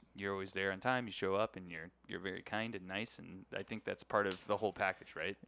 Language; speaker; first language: English; native; English